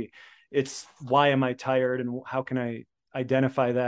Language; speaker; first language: English; early bilingual, other home language; Polish